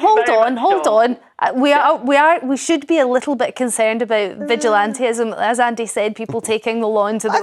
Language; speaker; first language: English; native; English